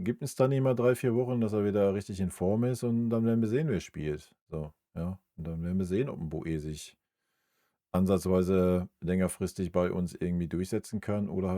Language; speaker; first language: German; native; German